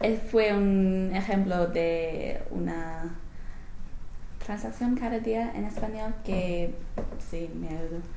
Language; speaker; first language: Spanish; non-native, learner; English